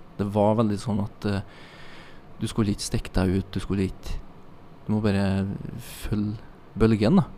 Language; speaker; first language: Norwegian; native; Norwegian